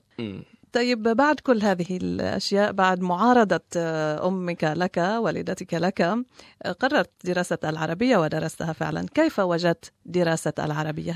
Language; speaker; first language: Arabic; native; Arabic